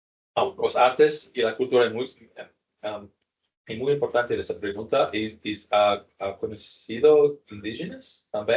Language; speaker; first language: Spanish; non-native, learner; English